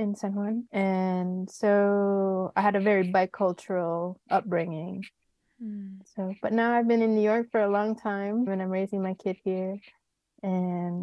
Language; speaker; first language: English; native; English